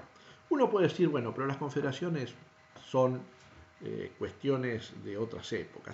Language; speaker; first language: Spanish; native; Spanish